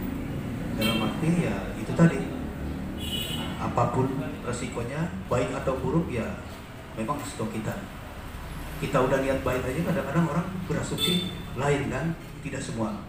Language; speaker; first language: Indonesian; native; Indonesian